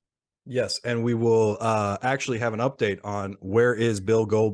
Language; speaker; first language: English; native; English